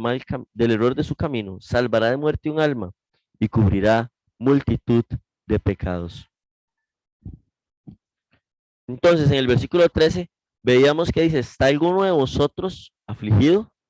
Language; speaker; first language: Spanish; native; Spanish